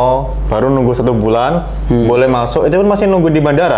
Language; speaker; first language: Indonesian; native; Indonesian